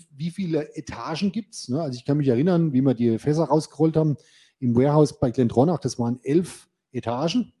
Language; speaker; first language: German; native; German